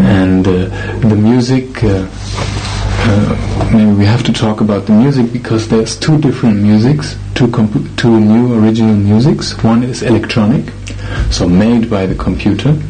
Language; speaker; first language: English; non-native, fluent; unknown